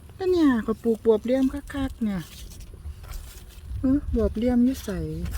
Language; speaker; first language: Thai; native; Thai